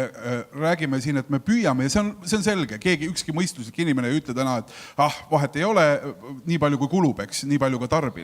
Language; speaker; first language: Estonian; native; Estonian